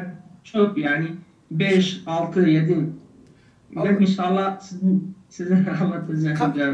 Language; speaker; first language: Turkish; non-native, learner; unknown